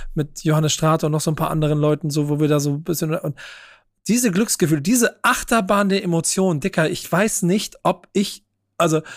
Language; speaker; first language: German; native; German